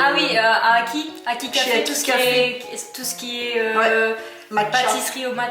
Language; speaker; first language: French; native; French